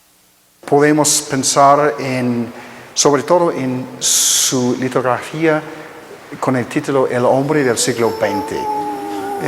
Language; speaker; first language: Spanish; non-native, fluent; English